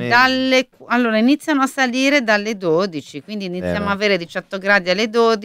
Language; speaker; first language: Italian; native; Italian